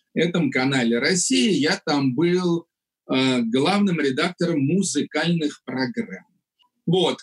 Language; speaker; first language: Russian; native; Russian